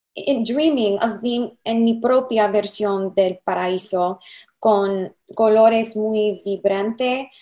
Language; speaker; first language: Spanish; non-native, learner; English